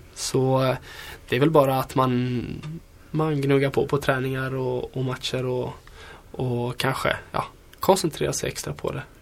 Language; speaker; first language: Swedish; native; Swedish